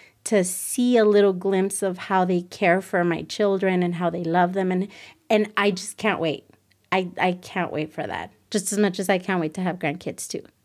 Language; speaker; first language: English; early bilingual, other home language; Spanish